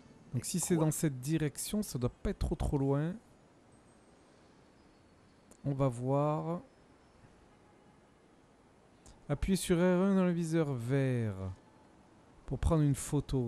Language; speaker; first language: French; native; French